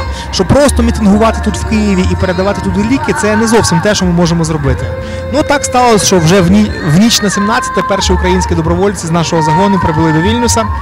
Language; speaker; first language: Ukrainian; native; Ukrainian